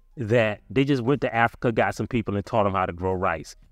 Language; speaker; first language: English; native; English